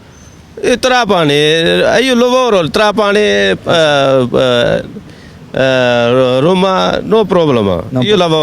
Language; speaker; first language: Italian; non-native, learner; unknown